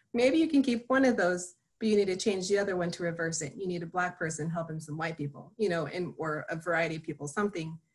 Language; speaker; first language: English; native; English